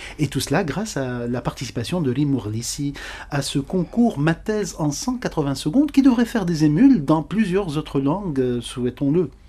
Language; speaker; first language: French; non-native, local second language; Arabic